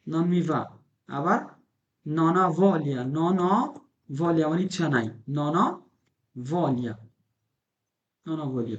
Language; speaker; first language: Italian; non-native, fluent; Bangla